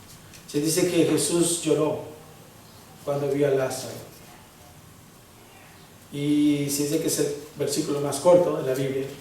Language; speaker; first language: Spanish; early bilingual, heritage; Spanish